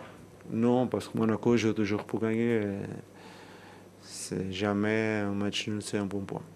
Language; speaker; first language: French; non-native, learner; Portuguese